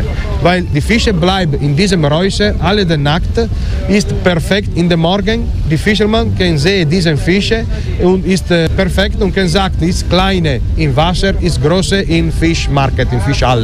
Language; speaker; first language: German; non-native, learner; Italian